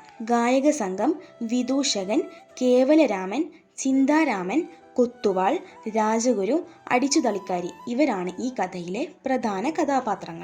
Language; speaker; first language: Malayalam; native; Malayalam